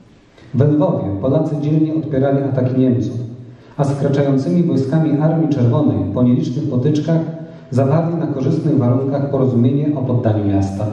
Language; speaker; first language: Polish; native; Polish